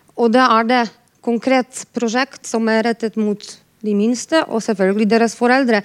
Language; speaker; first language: Norwegian; non-native, fluent; Polish